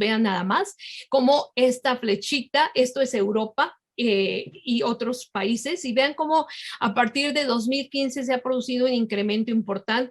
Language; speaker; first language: Spanish; native; Spanish